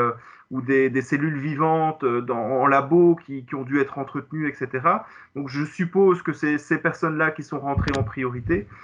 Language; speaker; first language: French; native; French